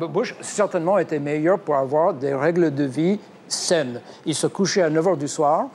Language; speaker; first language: French; non-native, fluent; English